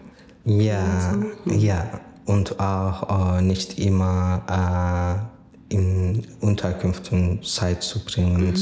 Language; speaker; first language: German; non-native, learner; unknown